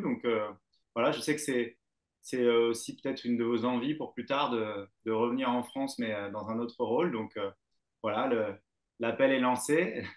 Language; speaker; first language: French; native; French